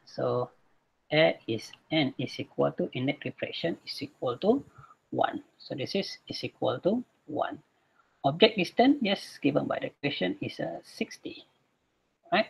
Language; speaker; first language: English; non-native, local second language; Malay